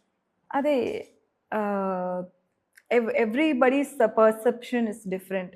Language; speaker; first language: Telugu; non-native, local second language; Tamil